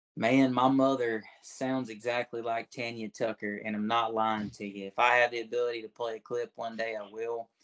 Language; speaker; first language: English; native; English